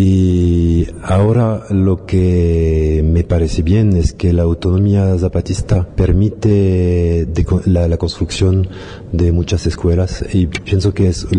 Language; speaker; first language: Spanish; non-native, learner; French